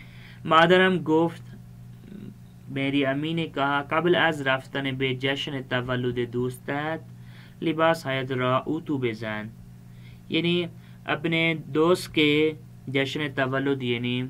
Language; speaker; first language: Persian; non-native, fluent; Urdu